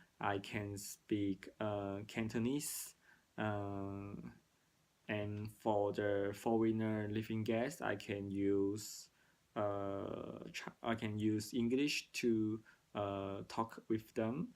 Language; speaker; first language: English; non-native, learner; Cantonese